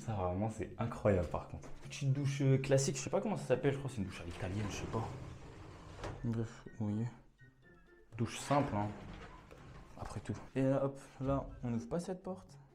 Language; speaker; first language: French; native; French